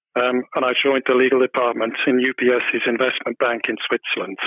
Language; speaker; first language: English; non-native, fluent; German